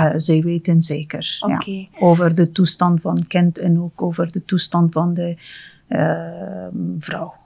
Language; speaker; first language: Dutch; non-native, fluent; Persian